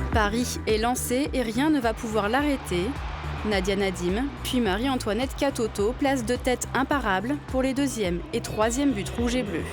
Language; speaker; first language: French; native; French